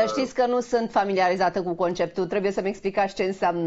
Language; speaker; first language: Romanian; native; Romanian